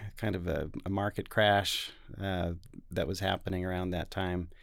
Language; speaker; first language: English; native; English